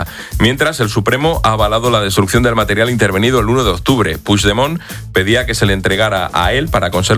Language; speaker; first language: Spanish; native; Spanish